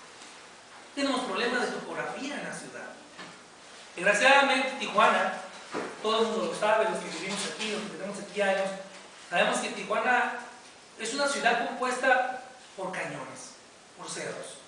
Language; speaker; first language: Spanish; native; Spanish